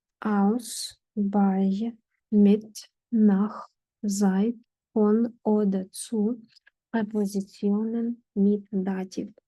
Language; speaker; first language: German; non-native, fluent; Ukrainian